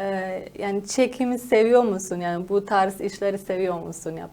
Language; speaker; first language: Turkish; non-native, fluent; Slovenian